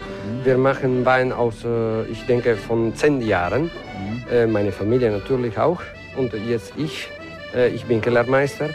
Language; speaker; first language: German; non-native, learner; Italian